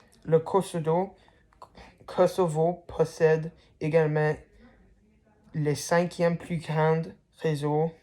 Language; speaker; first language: French; non-native, learner; English